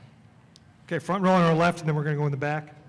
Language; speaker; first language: English; native; English